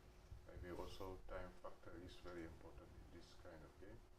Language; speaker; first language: English; non-native, learner; Wolof